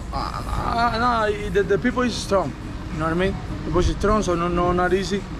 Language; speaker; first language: English; non-native, learner; Spanish